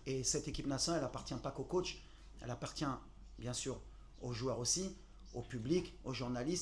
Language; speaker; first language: French; native; French